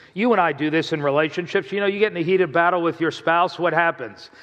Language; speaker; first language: English; native; English